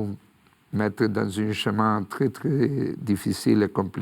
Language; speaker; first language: French; non-native, fluent; Spanish